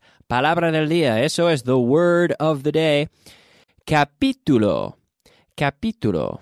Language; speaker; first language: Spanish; non-native, fluent; English